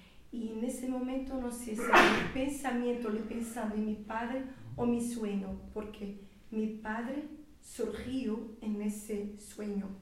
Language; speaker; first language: Spanish; non-native, learner; Portuguese